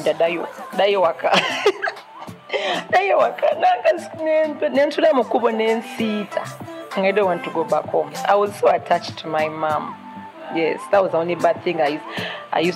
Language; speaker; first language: English; non-native, local second language; Ganda